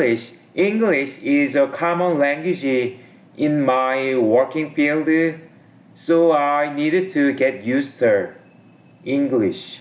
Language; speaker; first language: English; non-native, learner; Korean